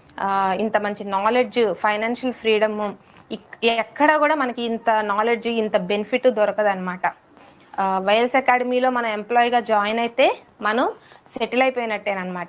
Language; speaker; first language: Telugu; native; Telugu